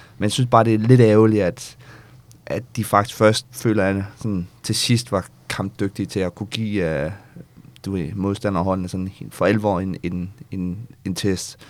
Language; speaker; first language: Danish; native; Danish